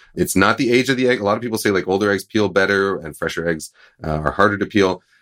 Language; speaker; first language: English; native; English